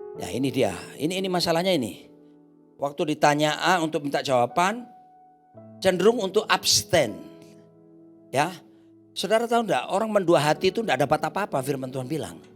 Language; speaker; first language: Indonesian; native; Indonesian